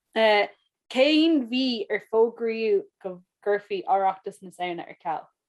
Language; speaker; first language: Irish; native; Irish